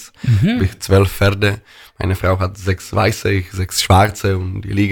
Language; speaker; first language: German; non-native, learner; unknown